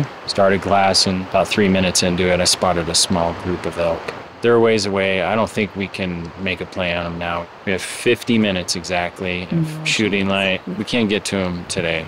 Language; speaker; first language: English; native; English